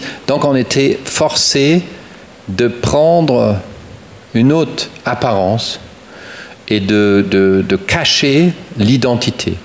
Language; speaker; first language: French; non-native, fluent; German